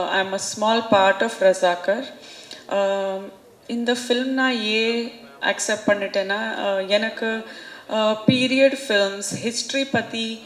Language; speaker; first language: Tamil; non-native, local second language; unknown